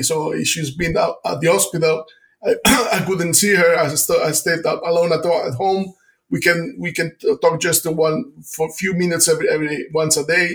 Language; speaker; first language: English; non-native, fluent; Italian